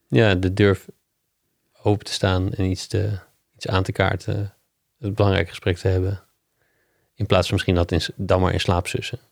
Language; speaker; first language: Dutch; non-native, fluent; English